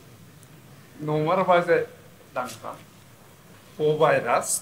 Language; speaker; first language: German; non-native, learner; Japanese